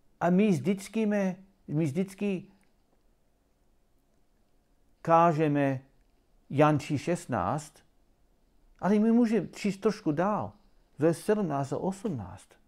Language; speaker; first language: Czech; non-native, learner; English